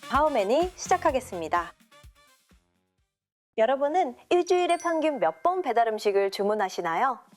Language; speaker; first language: Korean; native; Korean